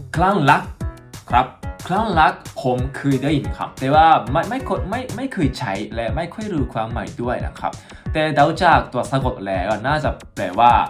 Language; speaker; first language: Thai; non-native, fluent; Japanese